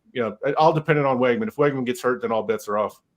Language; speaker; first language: English; native; English